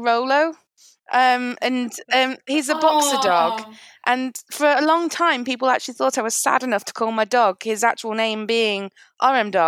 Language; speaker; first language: English; native; English